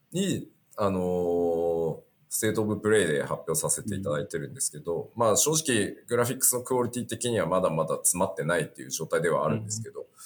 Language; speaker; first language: Japanese; native; Japanese